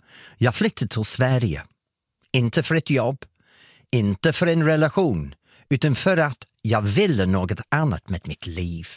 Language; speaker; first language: Swedish; non-native, fluent; English